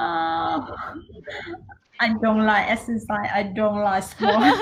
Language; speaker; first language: English; non-native, learner; Vietnamese